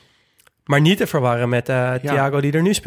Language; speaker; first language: Dutch; native; Dutch